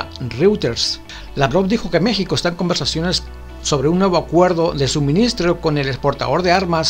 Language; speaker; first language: Spanish; native; Spanish